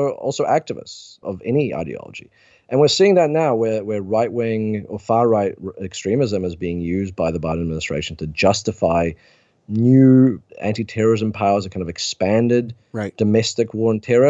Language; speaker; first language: English; native; English